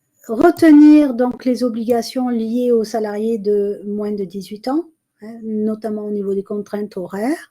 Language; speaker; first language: French; native; French